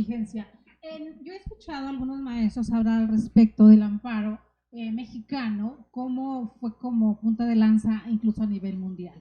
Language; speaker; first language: Spanish; native; Spanish